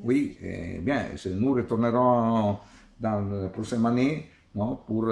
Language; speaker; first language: French; non-native, learner; Italian